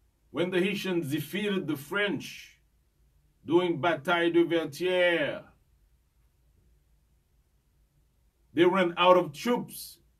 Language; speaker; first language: English; non-native, fluent; Haitian Creole